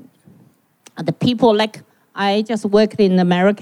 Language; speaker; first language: English; non-native, learner; Chinese